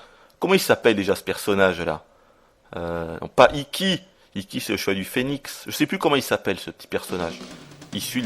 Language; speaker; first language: French; native; French